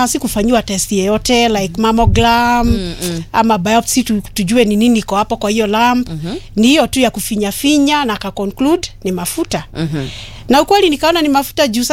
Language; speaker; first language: Swahili; non-native, local second language; Kikuyu